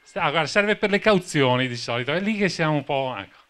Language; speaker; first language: Italian; native; Italian